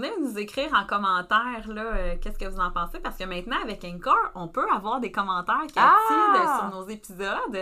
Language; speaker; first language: French; native; French